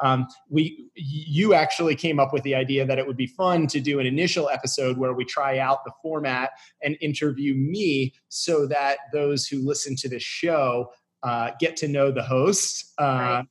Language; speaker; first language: English; native; English